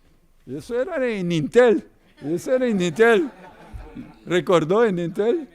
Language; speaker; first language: Spanish; non-native, learner; Portuguese